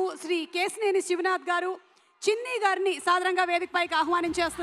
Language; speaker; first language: Telugu; native; Telugu